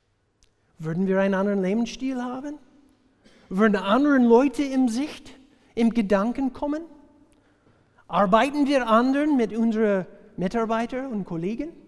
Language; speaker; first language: German; non-native, fluent; English